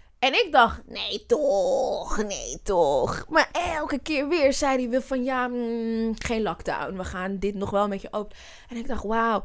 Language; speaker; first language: Dutch; native; Dutch